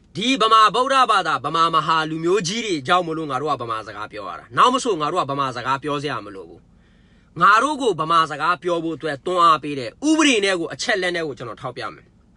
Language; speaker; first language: Burmese; non-native, local second language; Mon